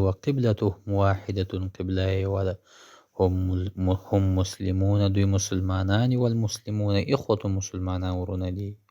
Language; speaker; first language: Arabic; non-native, fluent; Pashto